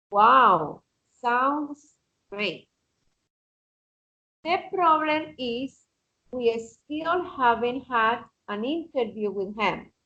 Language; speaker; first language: English; non-native, fluent; Spanish